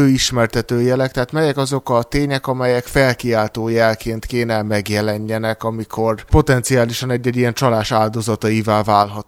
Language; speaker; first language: Hungarian; native; Hungarian